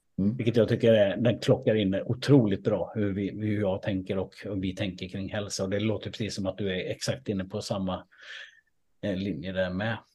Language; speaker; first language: Swedish; native; Swedish